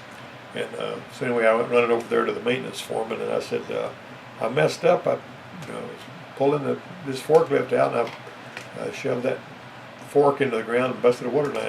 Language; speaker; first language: English; native; English